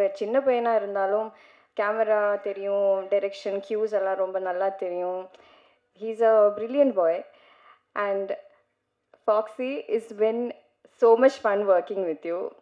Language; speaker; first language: Tamil; non-native, learner; Malayalam